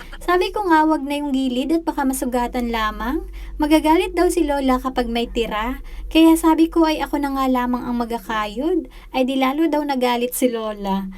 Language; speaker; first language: Filipino; native; Filipino